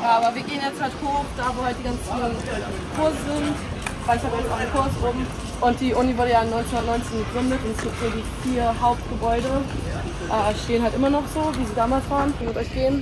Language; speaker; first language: German; native; German